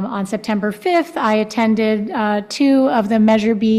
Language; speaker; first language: English; non-native, fluent; Spanish